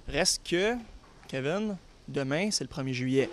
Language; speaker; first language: French; native; French